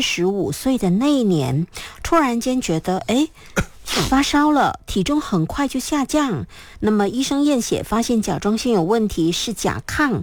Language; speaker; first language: Chinese; native; Chinese